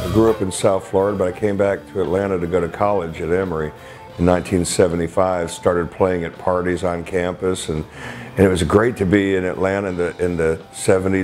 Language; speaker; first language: English; native; English